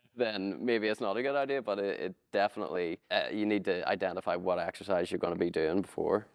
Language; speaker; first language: English; native; English